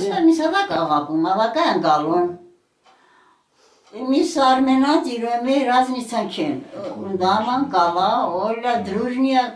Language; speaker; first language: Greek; early bilingual, heritage; Greek